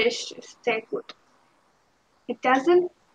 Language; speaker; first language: German; non-native, fluent; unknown